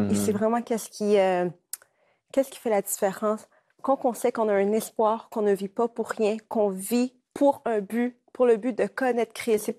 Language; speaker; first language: French; native; French